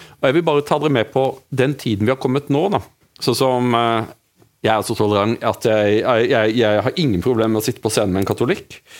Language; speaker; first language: Norwegian; native; Norwegian